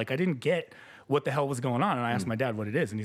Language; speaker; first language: English; early bilingual, other home language; Spanish